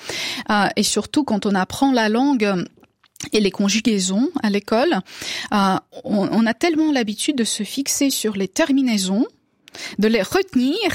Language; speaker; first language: French; non-native, fluent; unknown